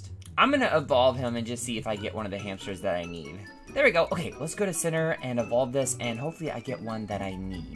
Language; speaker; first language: English; native; English